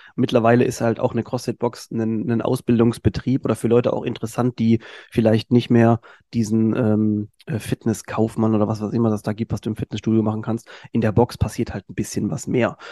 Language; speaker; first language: German; native; German